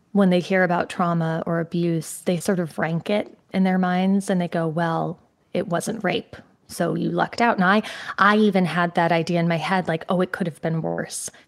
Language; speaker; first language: English; native; English